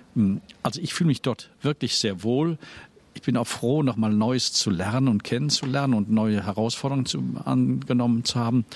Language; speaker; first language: German; native; German